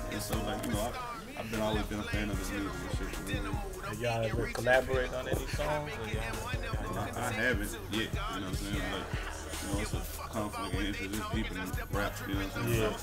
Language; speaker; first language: English; native; English